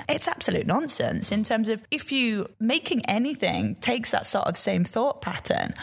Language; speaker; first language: English; native; English